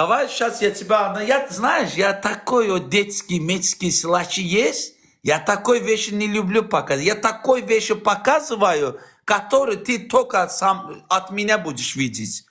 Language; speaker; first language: Russian; non-native, learner; Azerbaijani